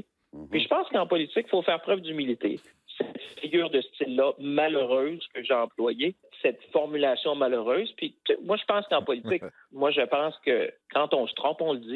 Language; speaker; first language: French; native; French